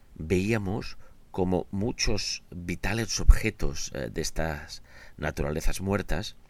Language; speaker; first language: Spanish; non-native, local second language; Catalan